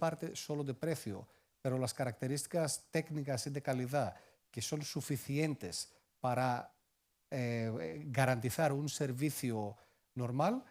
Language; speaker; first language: Spanish; non-native, fluent; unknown